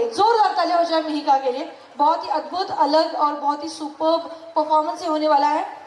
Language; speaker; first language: Hindi; non-native, local second language; Marathi